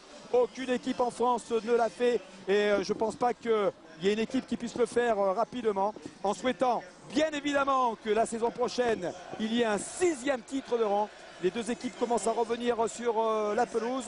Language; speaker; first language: French; native; French